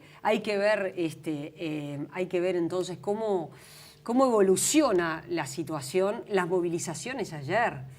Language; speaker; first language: Spanish; native; Spanish